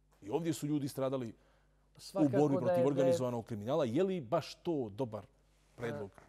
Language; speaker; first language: Serbian; native; Serbian